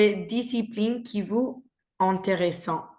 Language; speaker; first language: French; non-native, learner; Spanish